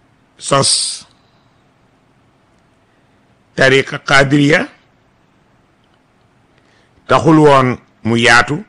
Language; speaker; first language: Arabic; non-native, fluent; Wolof